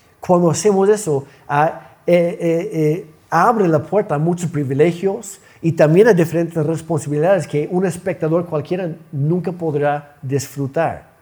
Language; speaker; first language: Spanish; non-native, fluent; English